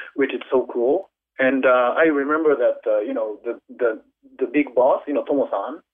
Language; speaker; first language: English; non-native, fluent; Japanese